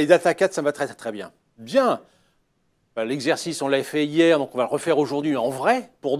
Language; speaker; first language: French; native; French